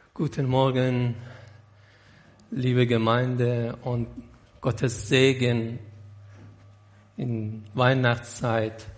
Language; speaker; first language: German; non-native, learner; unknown